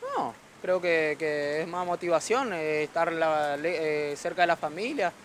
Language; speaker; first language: Spanish; native; Spanish